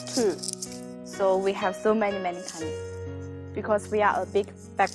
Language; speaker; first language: English; non-native, learner; Chinese